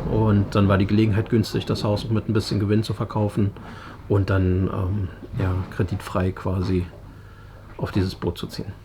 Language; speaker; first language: German; native; German